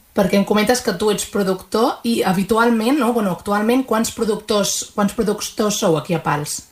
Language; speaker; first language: Catalan; native; Catalan